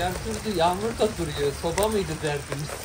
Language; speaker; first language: Turkish; native; Turkish